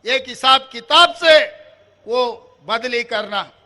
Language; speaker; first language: Hindi; non-native, local second language; Telugu